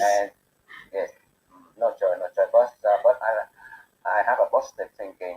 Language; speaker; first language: English; non-native, learner; Bangla